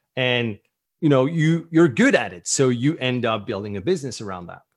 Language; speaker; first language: English; non-native, fluent; French